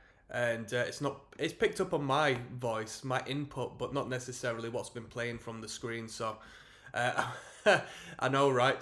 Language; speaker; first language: English; native; English